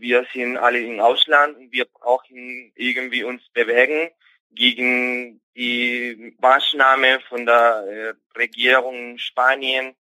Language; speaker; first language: German; non-native, fluent; Spanish